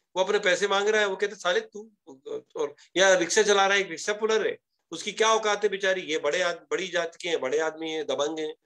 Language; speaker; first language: Hindi; native; Hindi